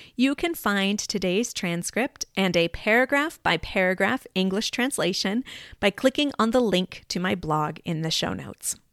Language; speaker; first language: English; native; English